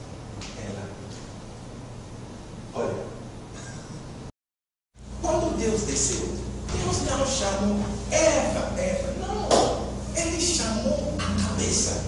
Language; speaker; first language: Portuguese; non-native, fluent; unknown